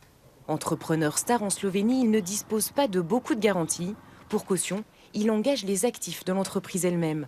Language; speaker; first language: French; native; French